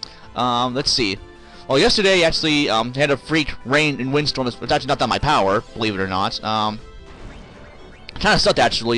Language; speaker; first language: English; native; English